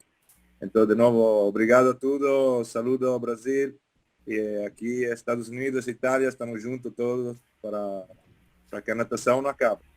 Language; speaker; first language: Portuguese; non-native, fluent; Italian